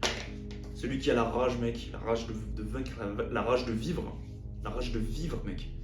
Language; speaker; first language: French; native; French